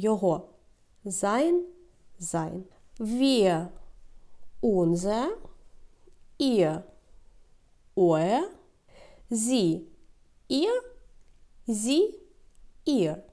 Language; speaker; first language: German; non-native, fluent; Ukrainian